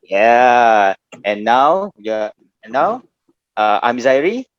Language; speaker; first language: English; non-native, local second language; Malay